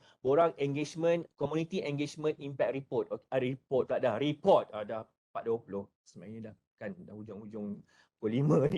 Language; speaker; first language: Malay; native; Malay